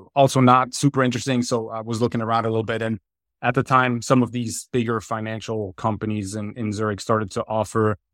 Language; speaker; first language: English; non-native, fluent; German